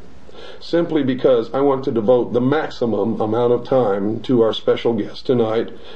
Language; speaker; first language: English; native; English